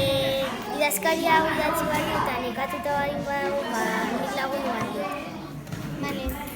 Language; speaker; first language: Basque; non-native, local second language; Spanish